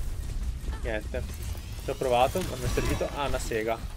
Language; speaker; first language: Italian; native; Italian